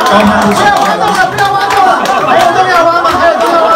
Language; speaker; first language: Chinese; native; Chinese